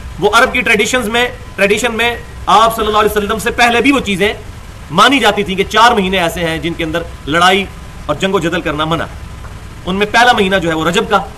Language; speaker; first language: Urdu; non-native, local second language; Punjabi